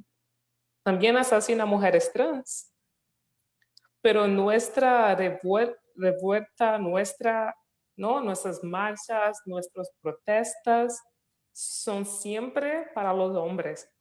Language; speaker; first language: Spanish; non-native, fluent; Portuguese